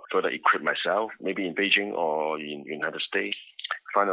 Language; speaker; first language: English; non-native, local second language; Cantonese